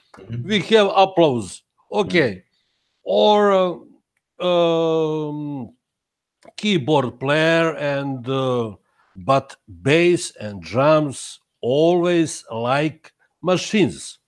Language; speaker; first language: English; non-native, learner; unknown